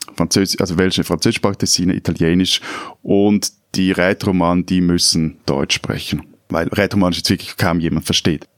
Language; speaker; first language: German; native; German